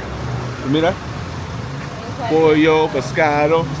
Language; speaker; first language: Spanish; non-native, learner; English